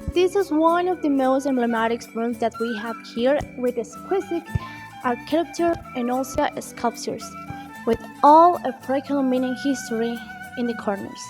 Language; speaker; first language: English; non-native, learner; Spanish